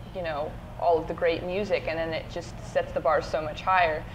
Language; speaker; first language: English; native; English